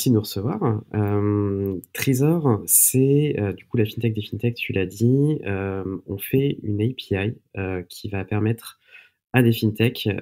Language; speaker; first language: French; native; French